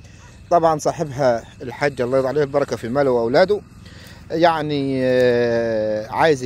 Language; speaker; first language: Arabic; native; Arabic